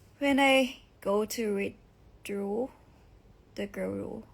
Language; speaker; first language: English; non-native, learner; Thai